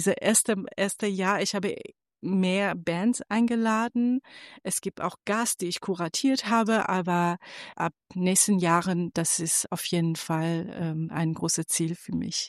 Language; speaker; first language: German; non-native, fluent; Persian